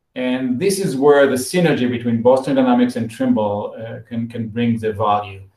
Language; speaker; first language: English; non-native, fluent; Hebrew